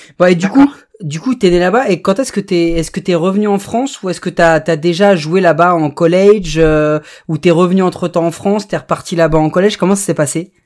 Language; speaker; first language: French; native; French